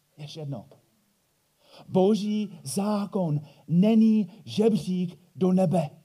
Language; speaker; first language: Czech; non-native, fluent; English